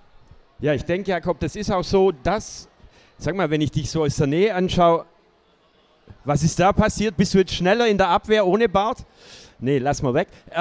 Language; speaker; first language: German; native; German